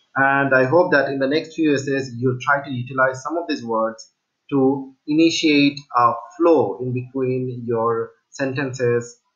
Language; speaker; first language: English; non-native, local second language; Bangla